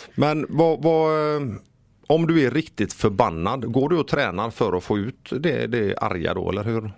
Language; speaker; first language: Swedish; native; Swedish